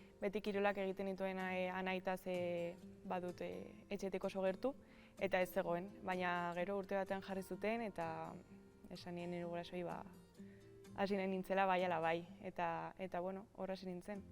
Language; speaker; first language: Basque; non-native, local second language; Spanish